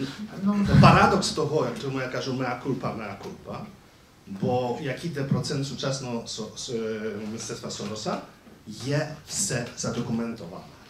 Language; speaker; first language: Ukrainian; native; Ukrainian